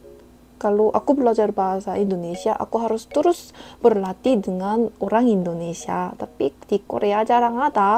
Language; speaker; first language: Indonesian; non-native, fluent; Korean